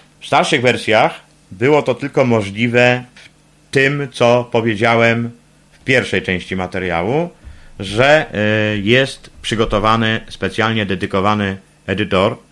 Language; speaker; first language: Polish; native; Polish